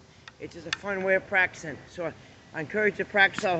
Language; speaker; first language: English; native; English